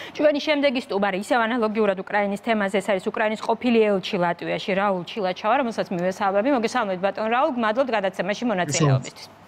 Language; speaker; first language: Georgian; native; Georgian